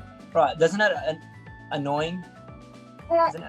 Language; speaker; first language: English; non-native, learner; Japanese